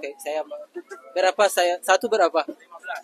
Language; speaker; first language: Indonesian; non-native, learner; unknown